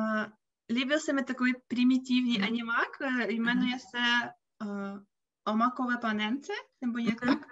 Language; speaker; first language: Czech; non-native, learner; Russian